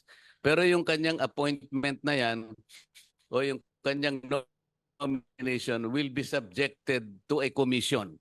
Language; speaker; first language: Filipino; native; Filipino